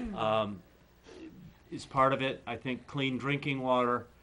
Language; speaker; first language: English; native; English